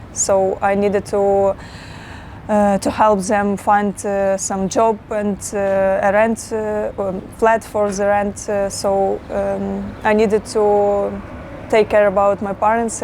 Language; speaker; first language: English; non-native, learner; Ukrainian